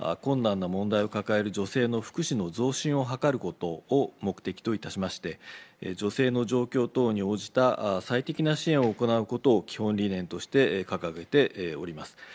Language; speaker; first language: Japanese; native; Japanese